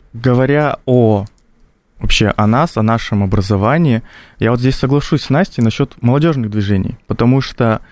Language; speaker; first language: Russian; native; Russian